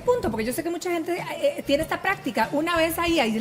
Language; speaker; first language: Spanish; native; Spanish